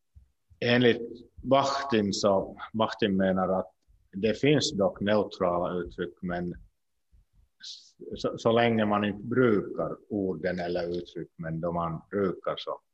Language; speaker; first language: Swedish; non-native, local second language; Finnish